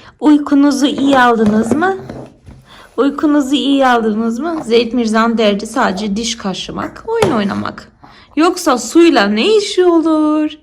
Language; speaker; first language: Turkish; early bilingual, heritage; Turkish